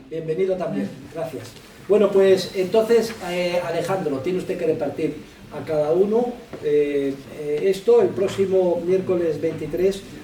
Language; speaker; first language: Spanish; native; Spanish